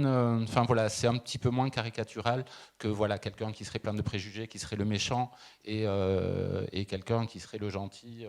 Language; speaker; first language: French; native; French